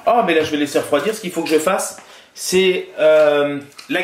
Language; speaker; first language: French; native; French